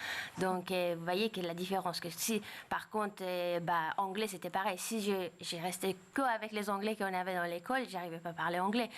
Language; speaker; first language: French; non-native, fluent; Persian